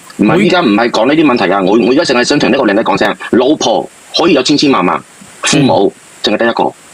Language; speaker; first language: Cantonese; native; Cantonese